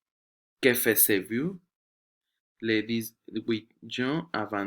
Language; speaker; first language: French; non-native, fluent; Spanish